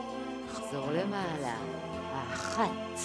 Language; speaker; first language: Hebrew; native; Hebrew